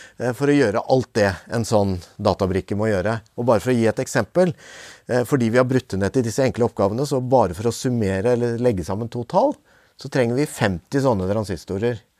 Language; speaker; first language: Norwegian; native; Norwegian